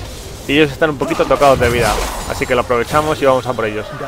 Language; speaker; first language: Spanish; native; Spanish